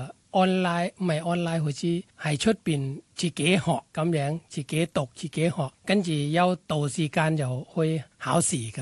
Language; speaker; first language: Cantonese; non-native, fluent; Thai